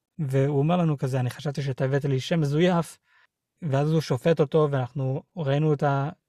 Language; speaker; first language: Hebrew; early bilingual, other home language; English